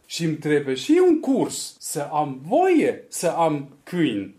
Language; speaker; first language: Romanian; non-native, fluent; Swiss German